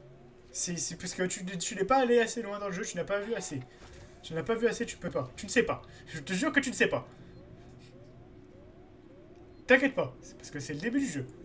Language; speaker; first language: French; native; French